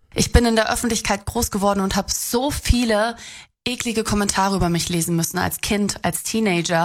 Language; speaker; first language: German; native; German